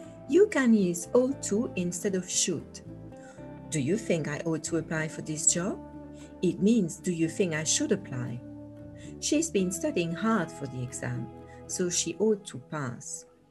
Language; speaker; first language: English; non-native, fluent; French